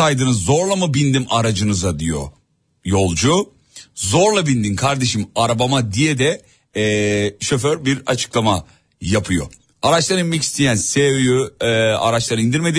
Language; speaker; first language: Turkish; native; Turkish